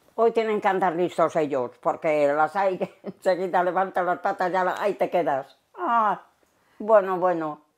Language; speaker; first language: Spanish; native; Spanish